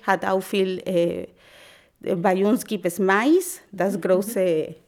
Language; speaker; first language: German; non-native, learner; Spanish